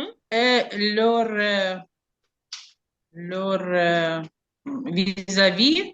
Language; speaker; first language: French; non-native, learner; Ukrainian